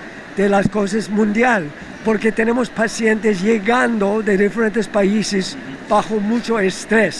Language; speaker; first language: Spanish; non-native, fluent; English